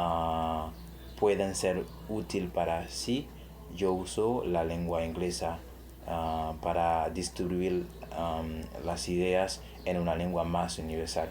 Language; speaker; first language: Spanish; non-native, fluent; Haitian Creole